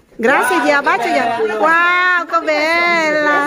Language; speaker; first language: Italian; non-native, learner; Indonesian